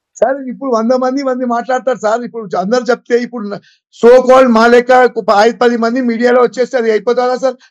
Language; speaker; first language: Telugu; non-native, local second language; Gujarati